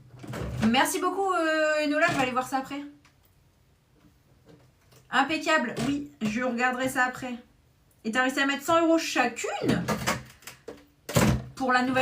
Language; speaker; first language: French; native; French